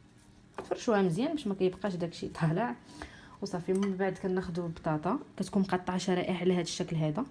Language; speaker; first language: Arabic; native; Arabic